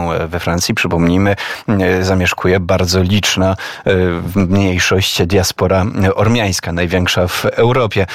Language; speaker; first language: Polish; native; Polish